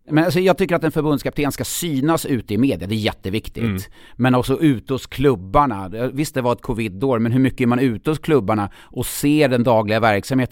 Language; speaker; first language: Swedish; native; Swedish